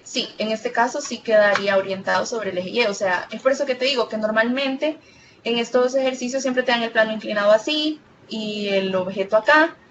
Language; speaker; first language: Spanish; native; Spanish